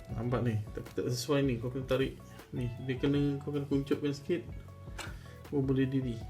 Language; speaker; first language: Malay; native; Malay